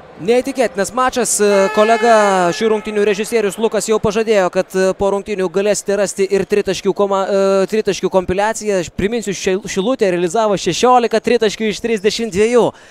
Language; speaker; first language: Lithuanian; native; Lithuanian